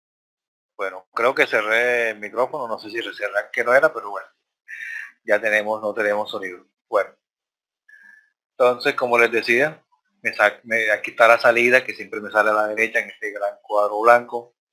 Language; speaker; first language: Spanish; native; Spanish